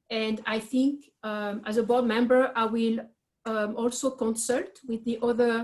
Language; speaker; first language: English; non-native, fluent; French